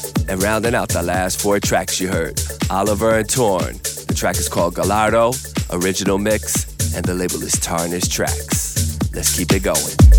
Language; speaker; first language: English; native; English